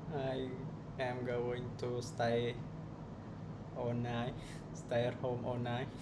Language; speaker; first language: English; non-native, learner; Vietnamese